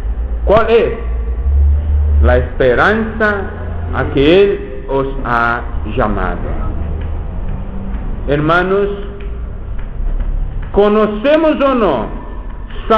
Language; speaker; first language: Spanish; non-native, fluent; Portuguese